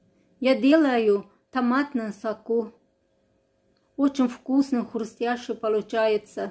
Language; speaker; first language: Russian; non-native, fluent; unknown